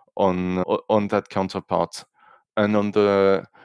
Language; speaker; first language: English; non-native, fluent; French